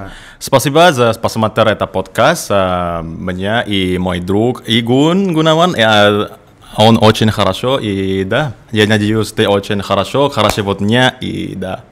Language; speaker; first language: Russian; non-native, learner; Indonesian